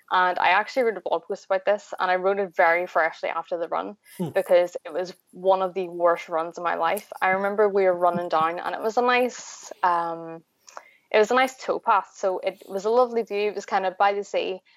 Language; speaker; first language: English; native; English